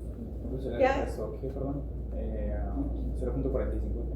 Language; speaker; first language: Spanish; native; Spanish